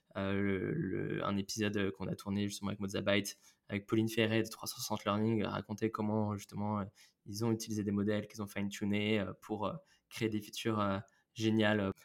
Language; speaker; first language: French; native; French